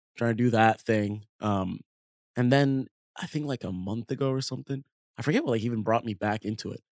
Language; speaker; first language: English; early bilingual, other home language; Arabic